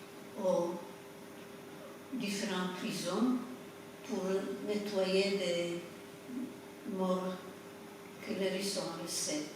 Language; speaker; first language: French; non-native, fluent; Polish